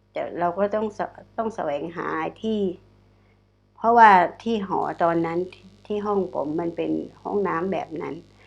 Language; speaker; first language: Thai; non-native, local second language; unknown